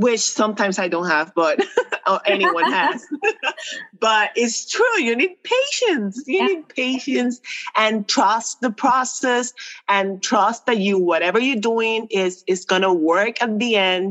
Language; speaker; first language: English; non-native, fluent; Spanish